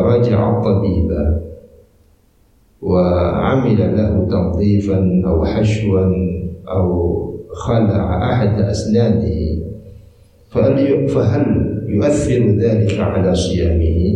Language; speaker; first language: Arabic; non-native, fluent; Indonesian